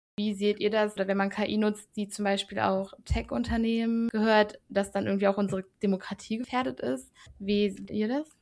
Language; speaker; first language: German; native; German